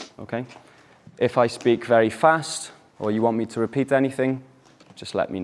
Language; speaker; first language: English; native; English